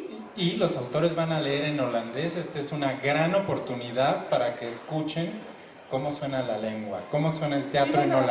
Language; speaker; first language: Spanish; native; Spanish